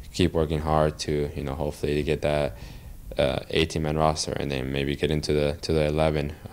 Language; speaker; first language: English; early bilingual, other home language; Spanish